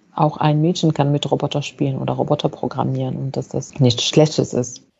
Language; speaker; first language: German; non-native, fluent; Arabic